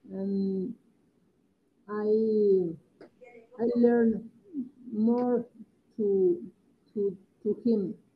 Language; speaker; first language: English; non-native, learner; Spanish